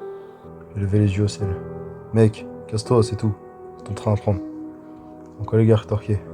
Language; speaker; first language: French; native; French